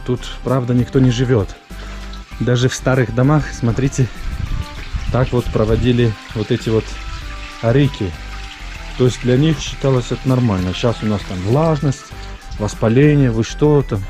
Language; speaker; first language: Russian; non-native, local second language; Tajik